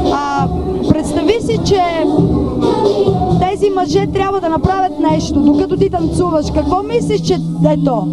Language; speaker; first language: Bulgarian; native; Bulgarian